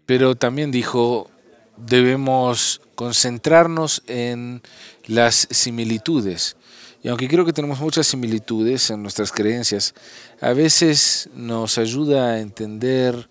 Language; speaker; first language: Spanish; non-native, fluent; English